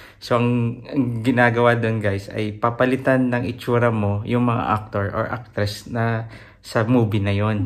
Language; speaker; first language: Filipino; non-native, local second language; Hiligaynon